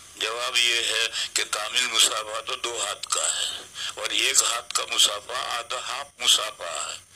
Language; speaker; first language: Urdu; non-native, local second language; Gujarati